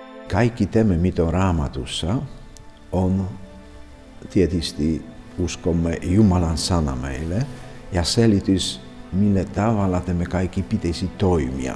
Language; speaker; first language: Finnish; non-native, fluent; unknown